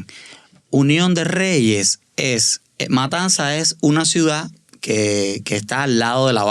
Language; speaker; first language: Spanish; native; Spanish